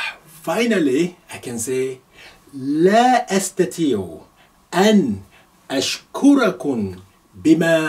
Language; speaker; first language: Arabic; non-native, fluent; Yoruba